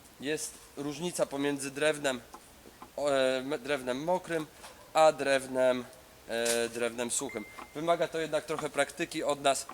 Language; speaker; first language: Polish; native; Polish